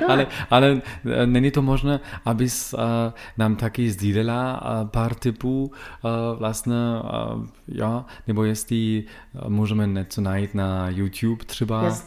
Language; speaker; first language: Czech; non-native, learner; German